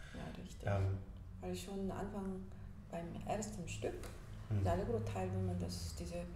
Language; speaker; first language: German; non-native, fluent; Korean